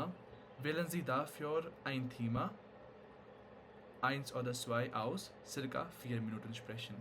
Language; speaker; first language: German; non-native, fluent; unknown